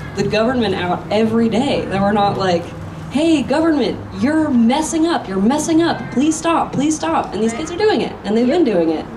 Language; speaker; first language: English; native; English